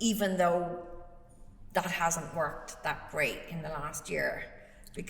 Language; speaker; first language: English; native; English